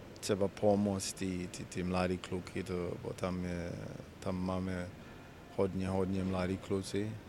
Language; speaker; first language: Czech; non-native, learner; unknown